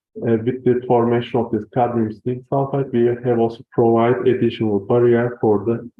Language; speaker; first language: English; non-native, fluent; Turkish